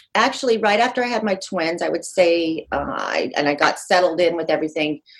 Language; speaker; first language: English; native; English